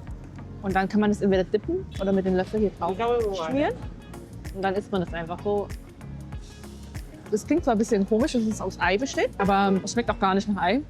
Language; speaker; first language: German; native; German